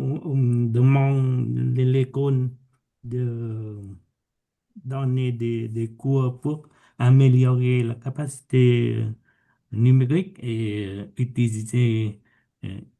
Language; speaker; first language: French; non-native, learner; Vietnamese